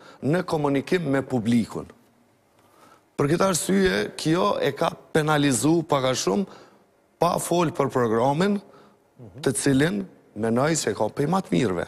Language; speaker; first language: Albanian; native; Albanian